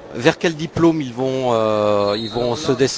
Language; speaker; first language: French; native; French